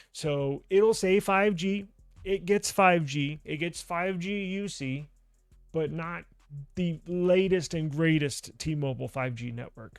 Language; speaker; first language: English; native; English